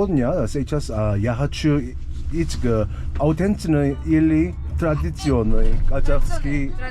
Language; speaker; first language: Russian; non-native, learner; Korean